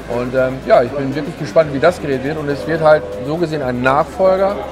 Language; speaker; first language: German; native; German